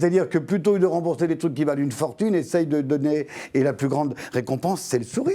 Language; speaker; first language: French; native; French